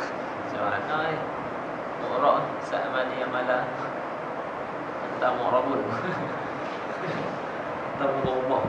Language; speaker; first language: Arabic; non-native, fluent; Malay